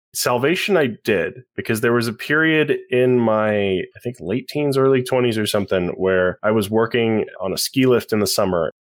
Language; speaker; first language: English; native; English